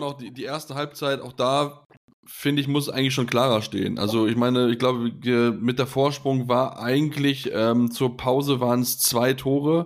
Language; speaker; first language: German; native; German